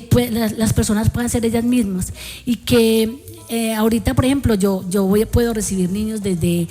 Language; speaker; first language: Spanish; native; Spanish